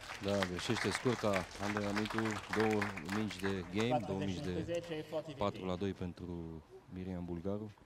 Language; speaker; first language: Romanian; native; Romanian